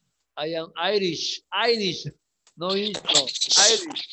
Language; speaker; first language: English; non-native, learner; Spanish